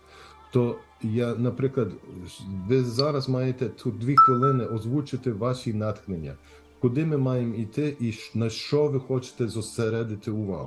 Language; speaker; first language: Ukrainian; early bilingual, heritage; Ukrainian